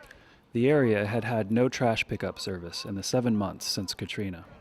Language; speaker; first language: English; native; English